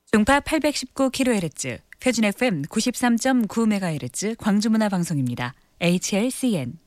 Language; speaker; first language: Korean; native; Korean